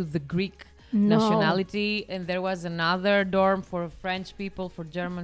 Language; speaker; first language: English; non-native, fluent; Greek